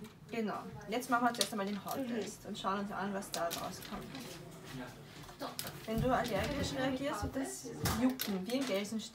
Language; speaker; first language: German; native; German